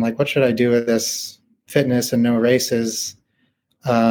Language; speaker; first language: English; native; English